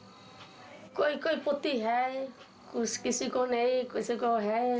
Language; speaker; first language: Hindi; non-native, local second language; Bangla